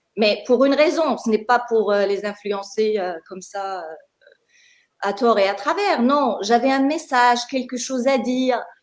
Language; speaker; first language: French; non-native, local second language; Arabic